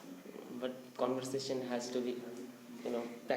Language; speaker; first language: English; non-native, learner; Bangla